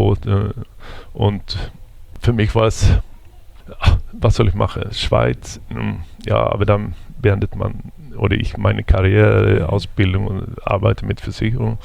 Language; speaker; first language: German; non-native, fluent; Swedish